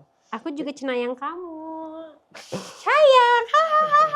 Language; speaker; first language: Indonesian; native; Indonesian